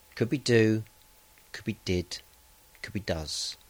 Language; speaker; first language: English; native; English